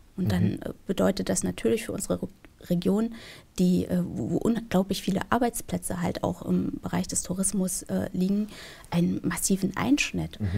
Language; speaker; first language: German; native; German